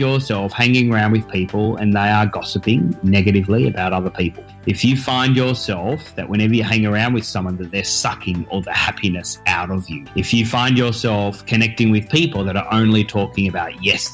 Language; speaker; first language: English; native; English